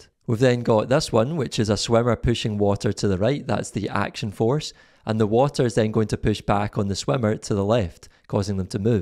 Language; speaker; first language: English; native; English